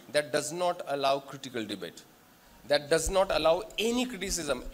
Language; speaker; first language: English; non-native, local second language; Marathi